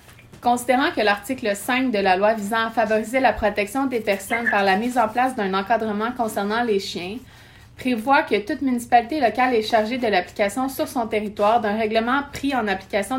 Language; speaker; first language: French; native; French